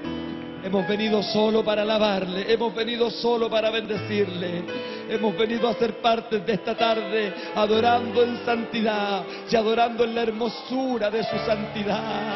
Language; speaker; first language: Spanish; native; Spanish